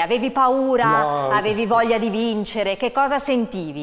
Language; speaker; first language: Italian; native; Italian